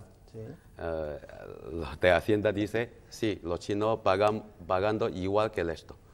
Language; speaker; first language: Spanish; non-native, learner; Chinese